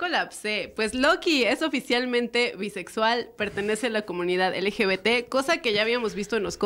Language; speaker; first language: Spanish; native; Spanish